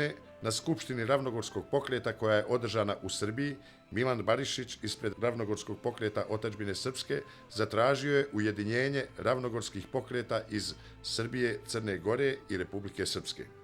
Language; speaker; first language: Bosnian; native; Bosnian